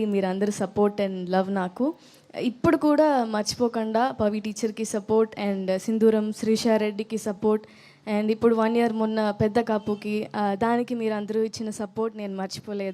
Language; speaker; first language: Telugu; non-native, learner; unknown